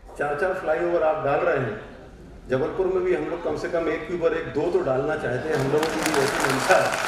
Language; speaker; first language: Hindi; native; Hindi